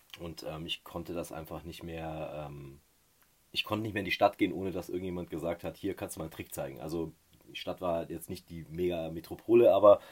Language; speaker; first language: German; native; German